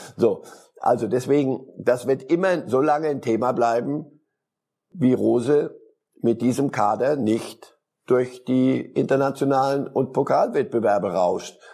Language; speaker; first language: German; early bilingual, other home language; Polish